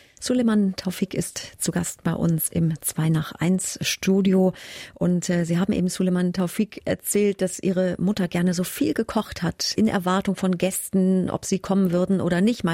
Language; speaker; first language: German; native; German